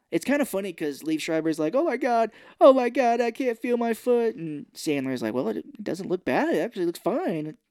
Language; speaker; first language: English; native; English